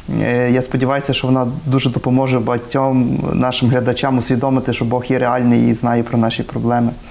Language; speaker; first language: Ukrainian; native; Ukrainian